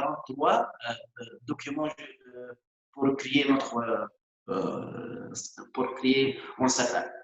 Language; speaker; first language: French; non-native, local second language; Arabic